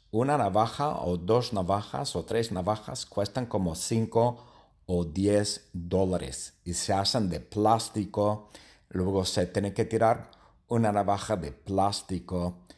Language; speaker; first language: Spanish; non-native, learner; English